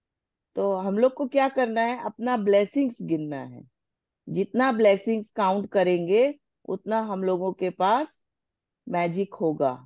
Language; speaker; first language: Hindi; non-native, local second language; Bangla